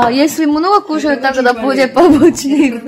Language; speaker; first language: Russian; non-native, learner; Korean